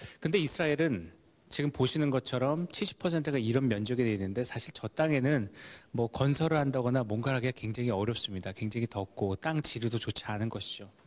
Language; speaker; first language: Korean; early bilingual, heritage; Korean